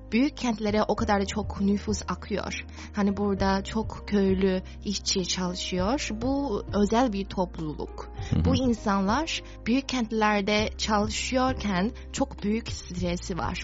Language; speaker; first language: Turkish; non-native, fluent; Chinese